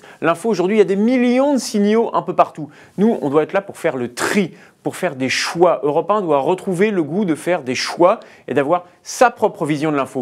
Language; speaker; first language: French; native; French